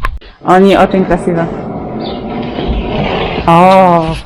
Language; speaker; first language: Russian; non-native, learner; Polish